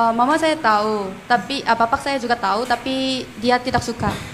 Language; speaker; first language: Indonesian; non-native, fluent; Korean